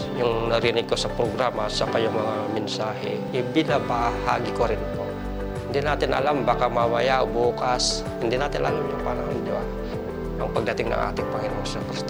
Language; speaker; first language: Filipino; native; Filipino